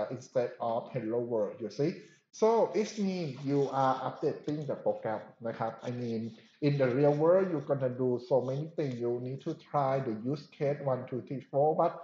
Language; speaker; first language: English; non-native, fluent; Thai